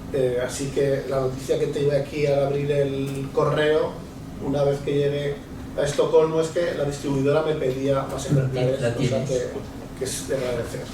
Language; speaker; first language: Spanish; native; Spanish